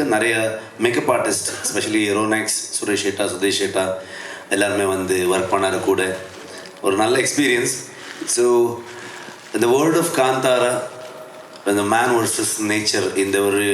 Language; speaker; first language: Tamil; non-native, local second language; Kannada